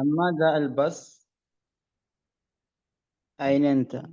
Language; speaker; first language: Arabic; non-native, learner; Malayalam